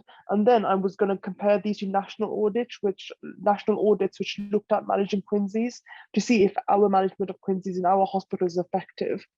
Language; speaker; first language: English; native; English